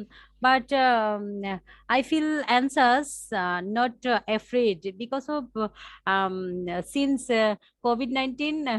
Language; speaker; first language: English; non-native, learner; Bangla